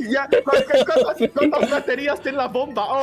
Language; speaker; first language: Spanish; non-native, learner; Portuguese